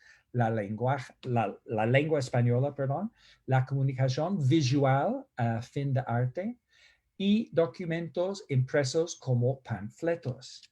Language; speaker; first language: Spanish; non-native, fluent; English